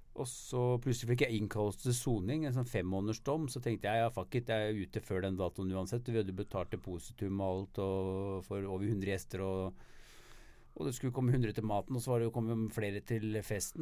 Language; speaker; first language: Norwegian; native; Norwegian